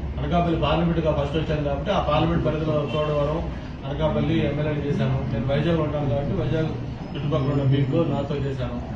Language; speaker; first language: Telugu; native; Telugu